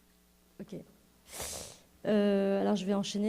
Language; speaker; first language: French; native; French